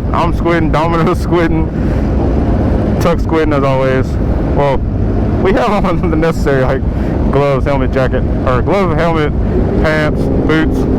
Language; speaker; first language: English; native; English